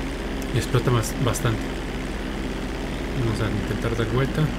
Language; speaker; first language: Spanish; native; Spanish